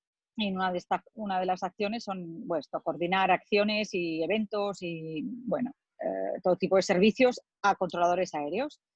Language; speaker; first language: Spanish; native; Spanish